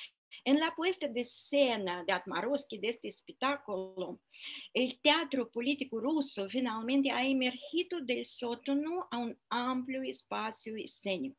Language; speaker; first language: Spanish; non-native, fluent; Russian